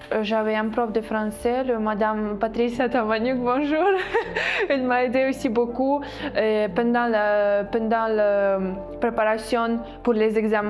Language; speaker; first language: French; non-native, fluent; Ukrainian